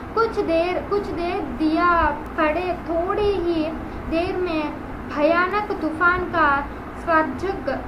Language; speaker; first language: Hindi; non-native, local second language; Telugu